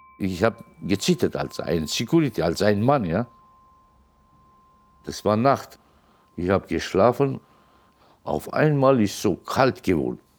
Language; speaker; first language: German; non-native, learner; Turkish